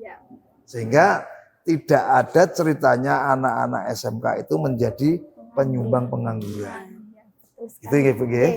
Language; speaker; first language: Indonesian; native; Indonesian